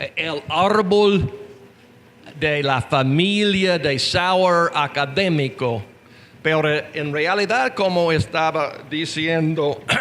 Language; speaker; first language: Spanish; non-native, learner; English